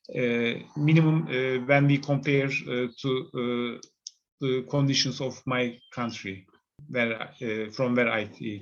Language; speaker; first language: English; non-native, learner; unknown